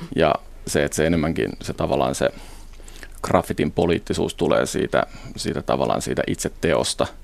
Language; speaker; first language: Finnish; native; Finnish